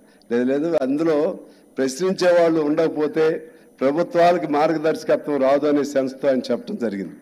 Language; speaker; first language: Telugu; native; Telugu